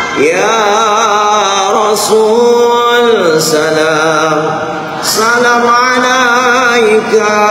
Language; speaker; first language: Malay; non-native, local second language; Buginese